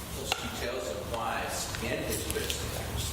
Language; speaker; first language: English; native; English